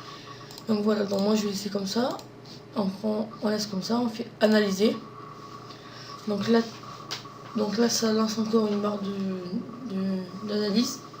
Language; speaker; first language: French; native; French